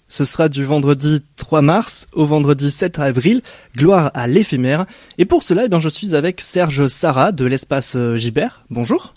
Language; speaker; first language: French; native; French